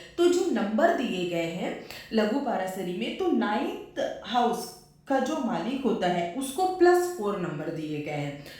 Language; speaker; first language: Hindi; native; Hindi